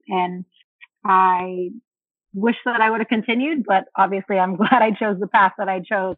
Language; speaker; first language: English; early bilingual, other home language; Spanish